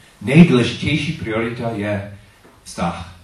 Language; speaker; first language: Czech; non-native, learner; English